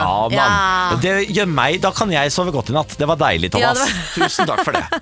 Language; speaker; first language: Norwegian; native; Norwegian